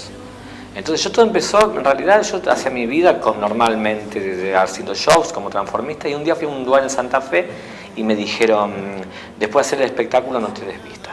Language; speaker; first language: Spanish; native; Spanish